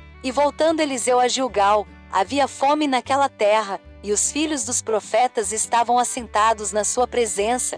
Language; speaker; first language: Portuguese; native; Portuguese